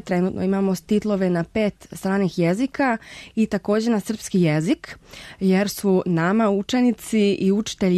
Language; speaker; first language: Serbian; non-native, fluent; Spanish